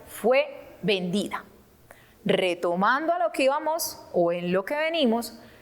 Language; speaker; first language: Spanish; native; Spanish